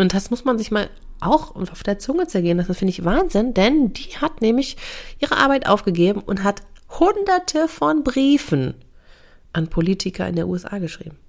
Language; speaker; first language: German; native; German